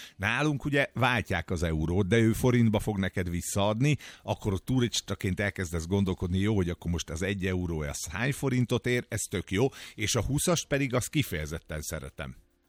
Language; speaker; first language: Hungarian; native; Hungarian